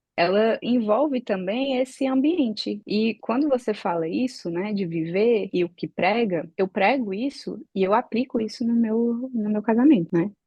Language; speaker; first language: Portuguese; native; Portuguese